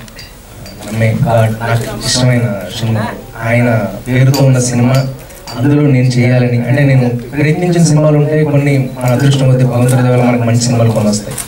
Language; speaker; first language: Telugu; native; Telugu